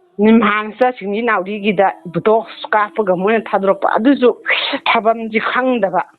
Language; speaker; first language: Manipuri; native; Manipuri